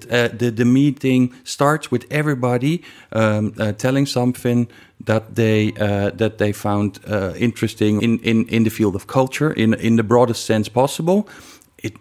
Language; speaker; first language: English; non-native, fluent; Dutch